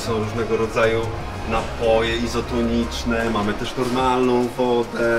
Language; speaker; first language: Polish; native; Polish